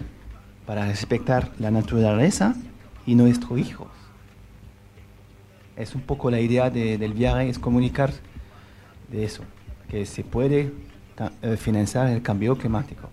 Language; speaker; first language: Spanish; non-native, learner; French